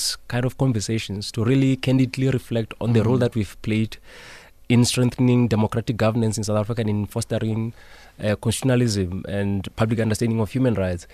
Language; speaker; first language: English; non-native, local second language; Southern Sotho